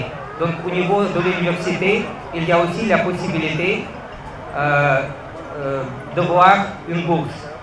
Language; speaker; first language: French; non-native, fluent; Russian